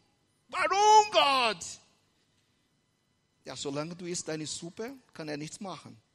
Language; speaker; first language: German; non-native, fluent; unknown